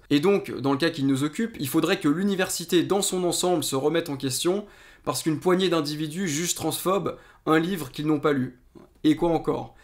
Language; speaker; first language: French; native; French